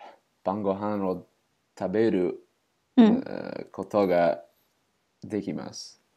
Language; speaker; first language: Japanese; non-native, learner; English